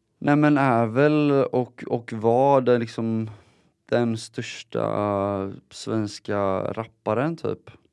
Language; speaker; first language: Swedish; native; Swedish